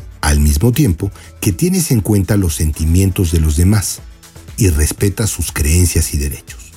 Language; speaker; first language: Spanish; native; Spanish